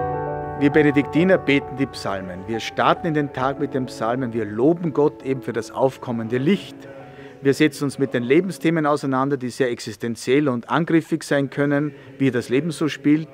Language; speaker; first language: German; native; German